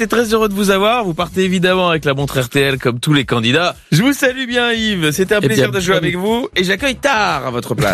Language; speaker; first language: French; native; French